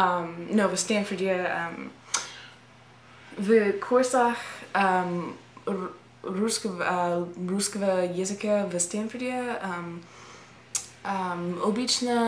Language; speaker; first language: Russian; non-native, learner; English